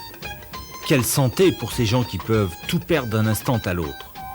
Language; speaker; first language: French; native; French